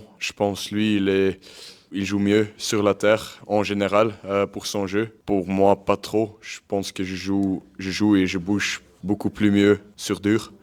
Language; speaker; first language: French; non-native, local second language; Dutch